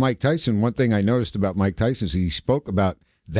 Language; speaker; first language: English; native; English